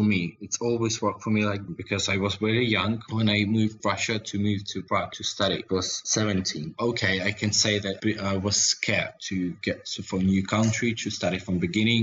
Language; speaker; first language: English; non-native, learner; Russian